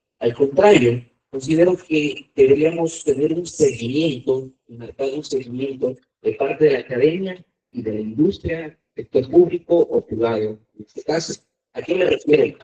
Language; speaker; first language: Spanish; native; Spanish